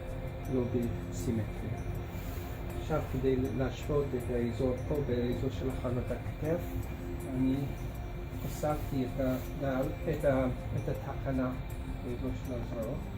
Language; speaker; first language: Hebrew; non-native, fluent; English